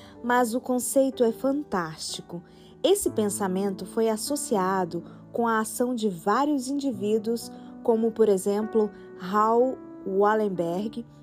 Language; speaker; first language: Portuguese; native; Portuguese